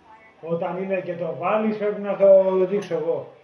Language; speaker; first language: Greek; native; Greek